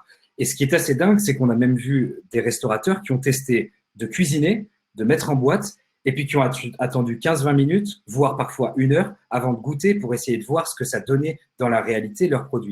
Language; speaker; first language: French; native; French